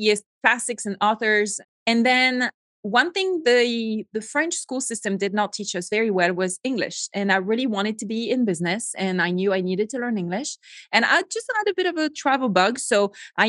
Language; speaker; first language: English; non-native, fluent; French